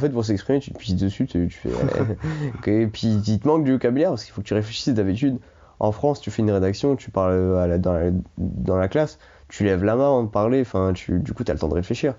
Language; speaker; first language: French; native; French